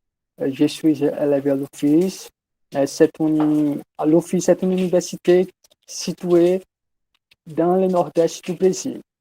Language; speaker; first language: French; non-native, learner; Portuguese